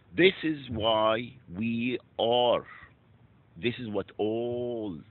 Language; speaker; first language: English; non-native, fluent; Arabic